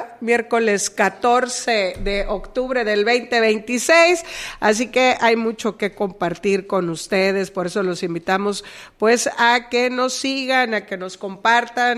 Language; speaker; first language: Spanish; native; Spanish